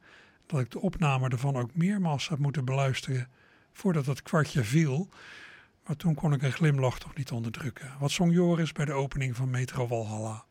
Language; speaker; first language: Dutch; native; Dutch